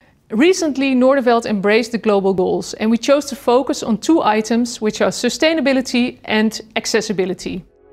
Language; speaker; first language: English; non-native, fluent; Dutch